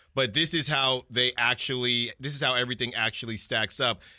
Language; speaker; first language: English; native; English